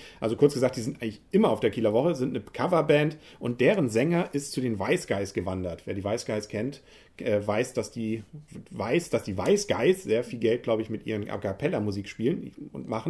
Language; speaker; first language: German; native; German